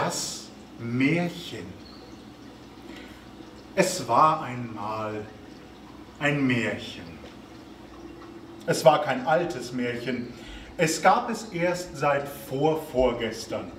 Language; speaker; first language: German; native; German